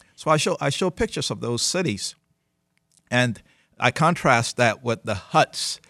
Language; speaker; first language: English; early bilingual, other home language; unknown